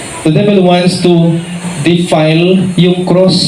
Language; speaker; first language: English; non-native, local second language; Filipino